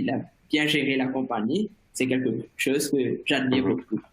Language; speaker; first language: French; non-native, fluent; Morisyen